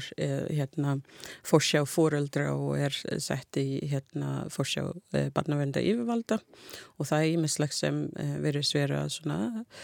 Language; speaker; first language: Icelandic; non-native, fluent; English